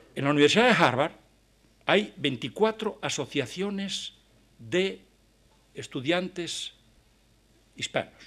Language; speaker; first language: Spanish; native; Spanish